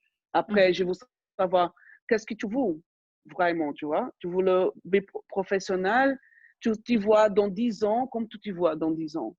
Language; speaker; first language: French; non-native, fluent; Portuguese